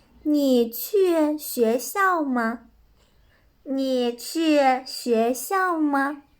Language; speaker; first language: Chinese; non-native, fluent; Kyrgyz